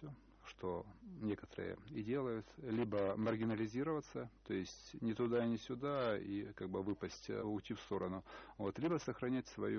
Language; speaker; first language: Russian; native; Russian